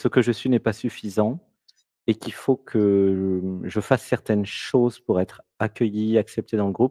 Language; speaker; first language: French; native; French